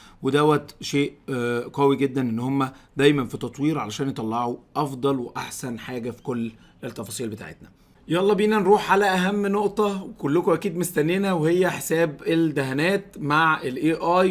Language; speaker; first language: Arabic; native; Arabic